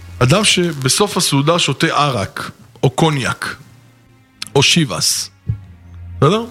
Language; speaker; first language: Hebrew; native; Hebrew